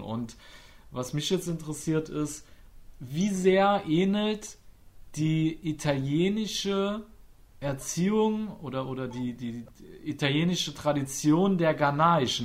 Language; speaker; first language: German; native; German